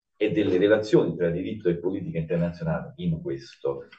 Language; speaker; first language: Italian; native; Italian